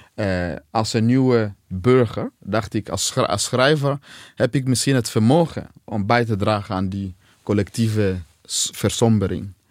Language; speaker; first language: Dutch; non-native, fluent; Swahili